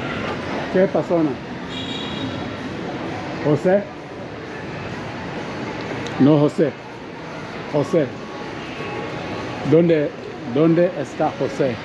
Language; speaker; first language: Spanish; non-native, learner; English